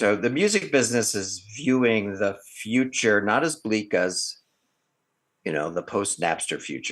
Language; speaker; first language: English; native; English